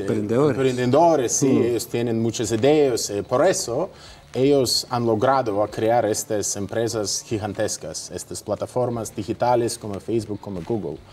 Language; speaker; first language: Spanish; non-native, fluent; Russian